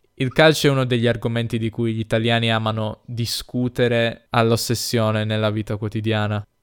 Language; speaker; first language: Italian; native; Italian